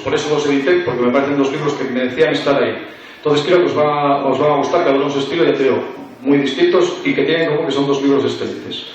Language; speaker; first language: Spanish; native; Spanish